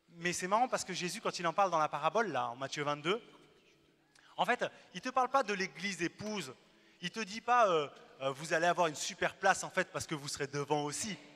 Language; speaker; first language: French; native; French